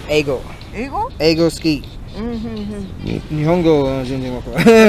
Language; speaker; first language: Japanese; non-native, learner; English